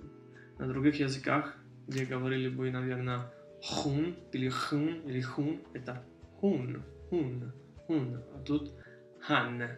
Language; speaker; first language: Russian; early bilingual, heritage; Russian